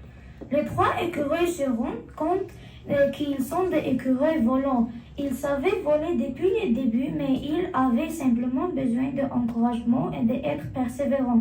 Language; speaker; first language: French; non-native, learner; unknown